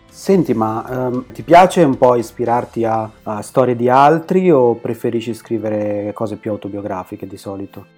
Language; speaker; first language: Italian; native; Italian